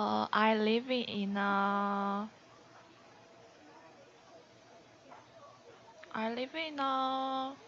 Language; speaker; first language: English; non-native, learner; Korean